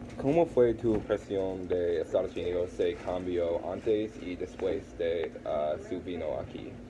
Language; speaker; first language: Spanish; non-native, learner; English